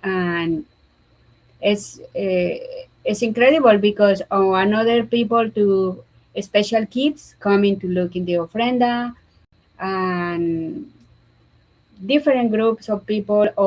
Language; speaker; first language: English; non-native, learner; Spanish